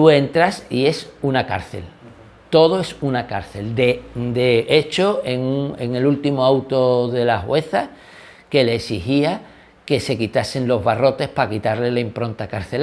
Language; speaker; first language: Spanish; native; Spanish